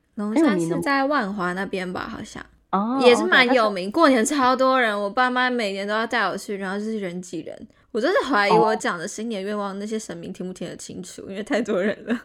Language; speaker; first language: Chinese; native; Chinese